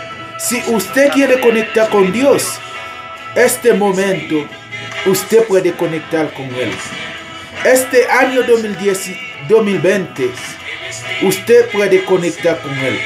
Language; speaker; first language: Spanish; non-native, learner; Haitian Creole